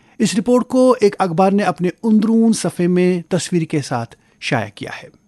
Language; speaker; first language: Urdu; non-native, local second language; Kashmiri